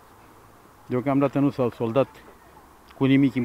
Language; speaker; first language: Romanian; native; Romanian